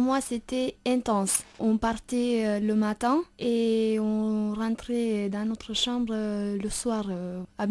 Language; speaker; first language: French; non-native, fluent; Romanian